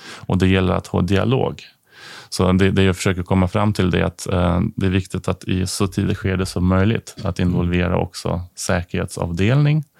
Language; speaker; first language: Swedish; non-native, fluent; Ukrainian